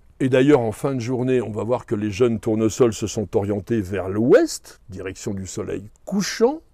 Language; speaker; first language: French; native; French